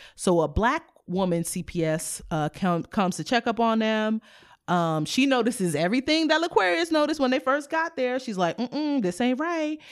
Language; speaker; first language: English; native; English